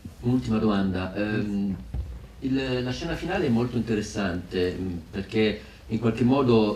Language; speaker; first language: Italian; native; Italian